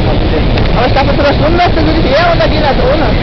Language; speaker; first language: German; native; German